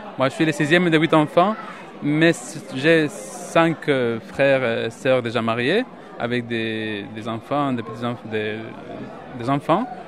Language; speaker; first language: French; non-native, fluent; Spanish